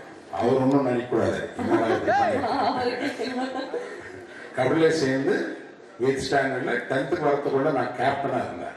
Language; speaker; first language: Tamil; native; Tamil